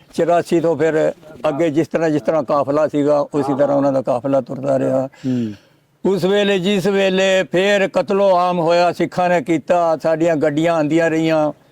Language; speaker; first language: Punjabi; native; Punjabi